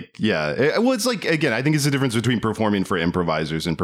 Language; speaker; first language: English; native; English